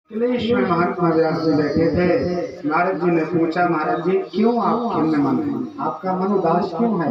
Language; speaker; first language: Hindi; native; Hindi